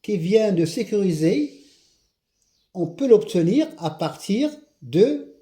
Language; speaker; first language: French; non-native, local second language; Arabic